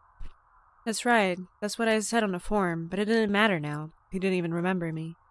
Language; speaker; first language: English; non-native, fluent; Polish